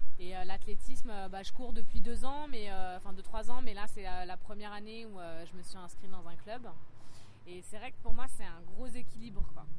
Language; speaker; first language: French; native; French